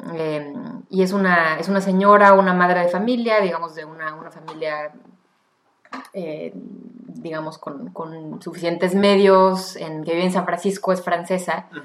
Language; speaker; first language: Spanish; native; Spanish